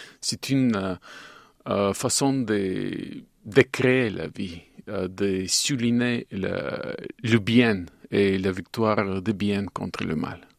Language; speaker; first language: French; non-native, fluent; Bulgarian